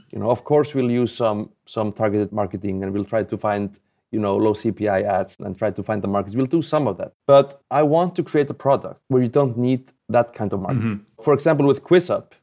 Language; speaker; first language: English; non-native, fluent; Icelandic